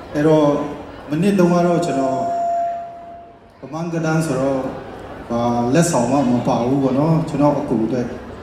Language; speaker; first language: Burmese; non-native, local second language; Kachin